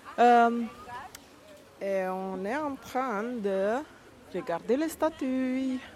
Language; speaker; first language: French; non-native, learner; Hungarian